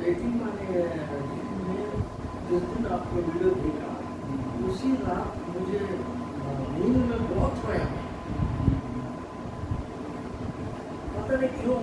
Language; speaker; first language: Hindi; non-native, local second language; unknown